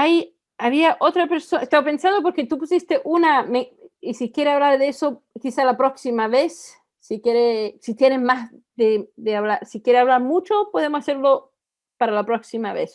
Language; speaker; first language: Spanish; non-native, fluent; Italian